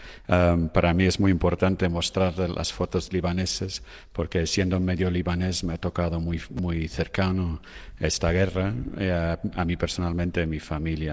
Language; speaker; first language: Spanish; non-native, fluent; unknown